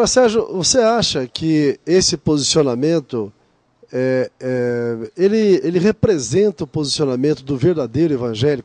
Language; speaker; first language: Portuguese; native; Portuguese